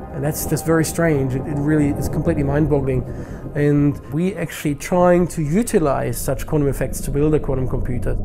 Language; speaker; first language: English; non-native, fluent; German